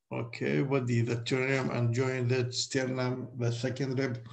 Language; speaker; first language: English; non-native, fluent; Arabic